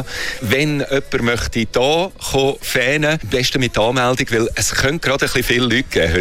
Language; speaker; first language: German; native; German